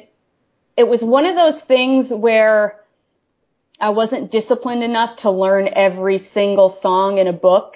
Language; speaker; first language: English; native; English